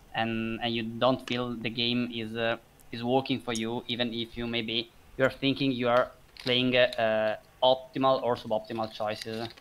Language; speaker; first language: English; non-native, fluent; Italian